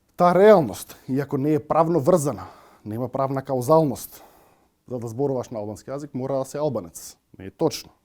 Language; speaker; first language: Macedonian; non-native, local second language; Albanian